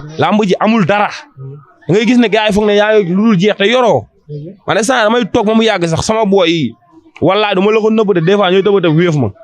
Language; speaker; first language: Wolof; non-native, local second language; Fula